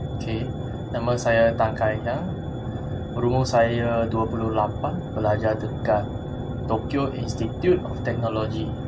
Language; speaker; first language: Malay; non-native, local second language; Chinese